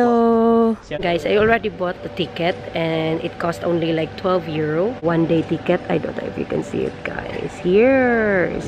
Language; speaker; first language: English; non-native, local second language; Filipino